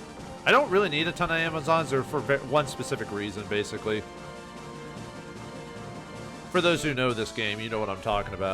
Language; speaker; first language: English; native; English